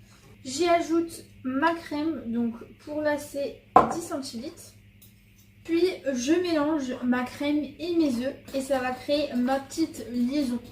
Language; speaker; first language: French; native; French